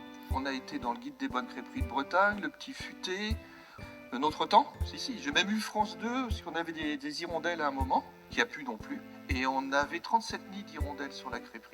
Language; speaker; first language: French; native; French